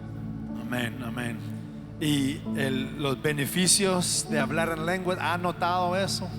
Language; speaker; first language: Spanish; non-native, fluent; English